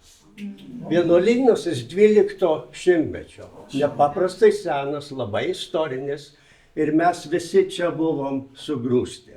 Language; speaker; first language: Lithuanian; native; Lithuanian